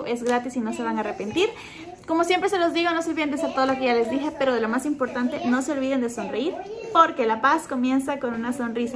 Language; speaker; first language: Spanish; native; Spanish